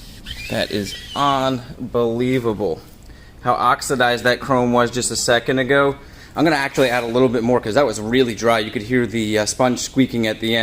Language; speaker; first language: English; native; English